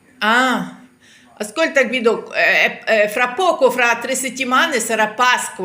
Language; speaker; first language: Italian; non-native, learner; Ukrainian